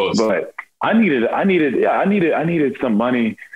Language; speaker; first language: English; native; English